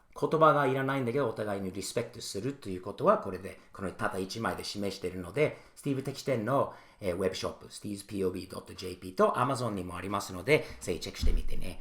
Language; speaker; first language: Japanese; non-native, fluent; English